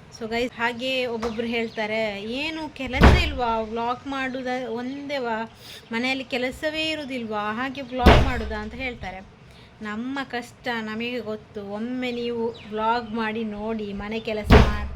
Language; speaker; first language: Kannada; non-native, local second language; Badaga